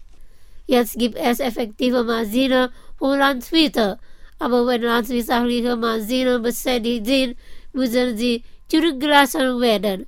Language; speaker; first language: German; non-native, fluent; Indonesian